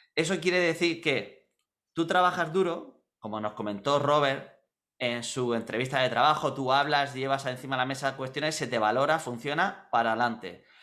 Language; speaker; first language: Spanish; native; Spanish